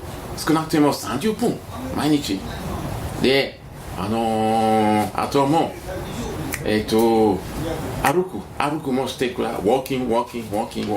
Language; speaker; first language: Japanese; non-native, learner; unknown